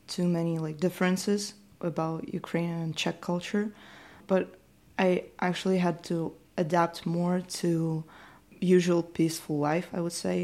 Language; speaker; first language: English; non-native, fluent; Ukrainian